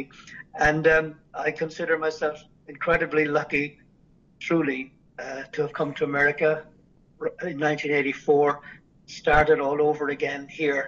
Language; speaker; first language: English; native; English